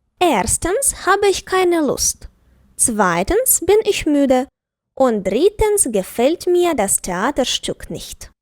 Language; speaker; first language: German; non-native, fluent; Ukrainian